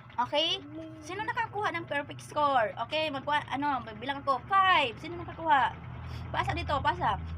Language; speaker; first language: Filipino; non-native, local second language; Cebuano